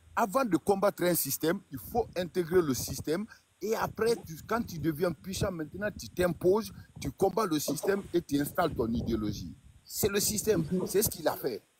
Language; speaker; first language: French; non-native, local second language; Mandingo